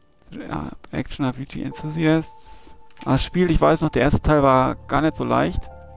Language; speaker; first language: German; native; German